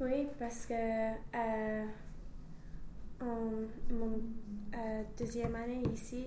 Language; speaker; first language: French; non-native, learner; English